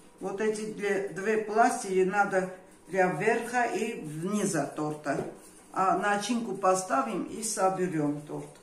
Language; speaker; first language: Russian; non-native, local second language; Armenian